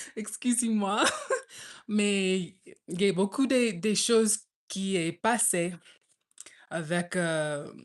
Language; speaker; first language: French; non-native, learner; English